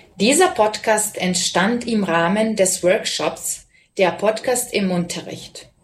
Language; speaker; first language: German; non-native, fluent; Serbian